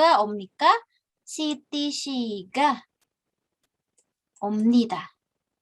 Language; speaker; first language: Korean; non-native, fluent; Indonesian